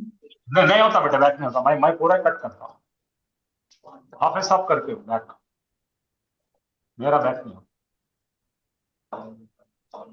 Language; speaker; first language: Hindi; native; Hindi